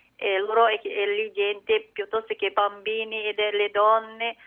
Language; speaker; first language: Italian; non-native, learner; Chinese